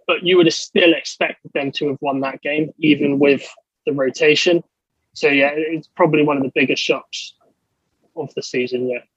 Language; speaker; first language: English; native; English